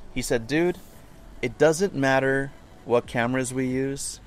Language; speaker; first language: English; native; English